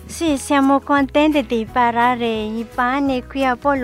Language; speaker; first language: Italian; non-native, learner; Malagasy